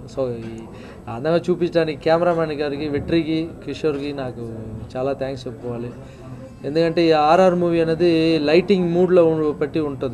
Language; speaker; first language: Telugu; non-native, fluent; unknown